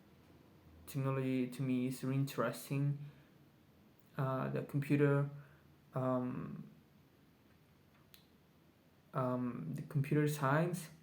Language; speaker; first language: English; non-native, learner; Spanish